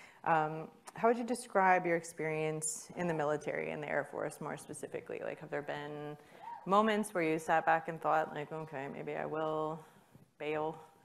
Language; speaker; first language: English; native; English